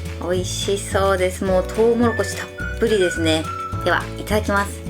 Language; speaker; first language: Japanese; native; Japanese